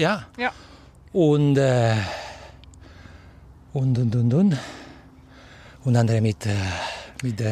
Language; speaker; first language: German; non-native, learner; Spanish